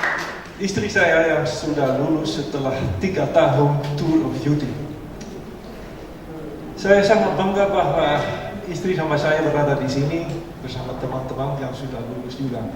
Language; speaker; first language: Indonesian; non-native, fluent; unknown